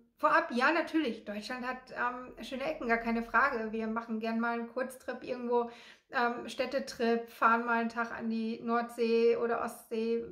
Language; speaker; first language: German; native; German